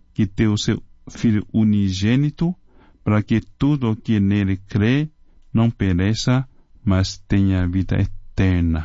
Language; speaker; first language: Portuguese; non-native, fluent; Chinese